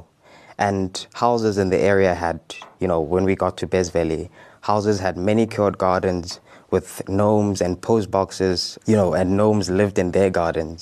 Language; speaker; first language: English; non-native, local second language; Zulu